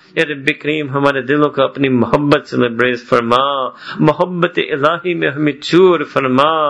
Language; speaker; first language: Urdu; early bilingual, other home language; English